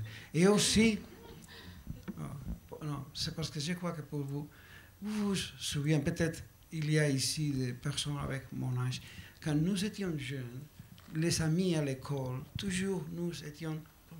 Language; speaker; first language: French; non-native, learner; Basque